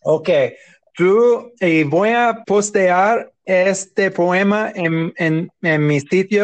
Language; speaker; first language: Spanish; non-native, learner; English